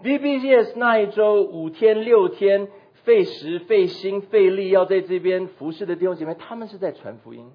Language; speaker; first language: Chinese; native; Chinese